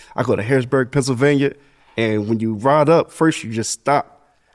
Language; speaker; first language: English; native; English